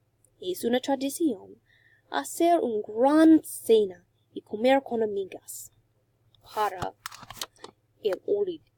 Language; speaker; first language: Spanish; non-native, learner; English